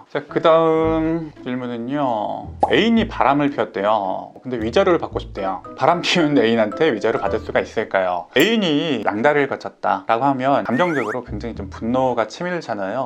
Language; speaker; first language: Korean; native; Korean